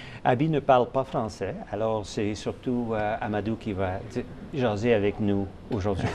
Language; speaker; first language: French; native; French